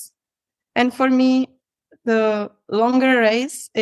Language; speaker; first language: English; non-native, fluent; Czech